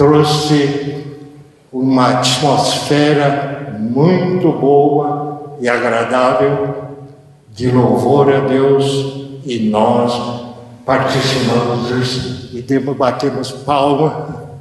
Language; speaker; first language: Portuguese; early bilingual, other home language; Japanese